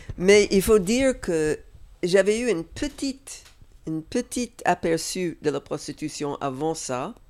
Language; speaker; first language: French; non-native, fluent; English